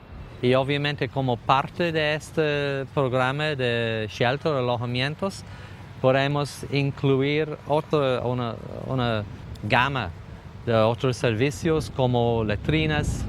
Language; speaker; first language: Spanish; non-native, fluent; English